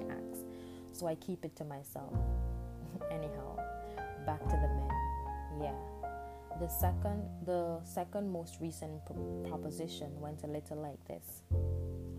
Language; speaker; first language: English; non-native, local second language; Jamaican Creole English